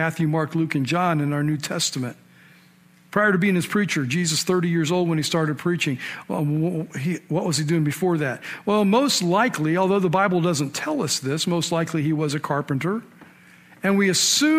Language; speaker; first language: English; native; English